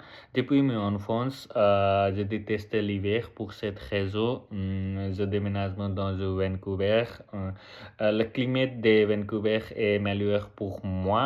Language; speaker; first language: French; non-native, learner; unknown